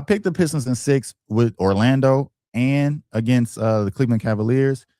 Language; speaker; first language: English; native; English